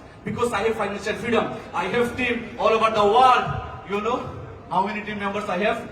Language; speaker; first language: English; non-native, local second language; Bangla